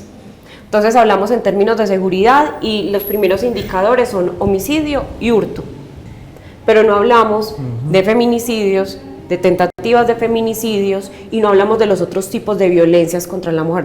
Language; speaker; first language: Spanish; native; Spanish